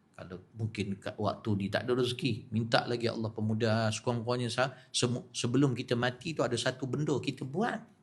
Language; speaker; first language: Malay; native; Malay